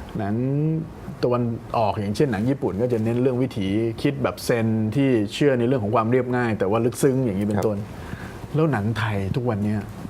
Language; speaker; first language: Thai; native; Thai